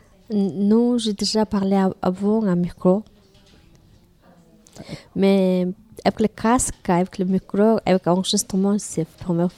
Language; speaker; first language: French; non-native, learner; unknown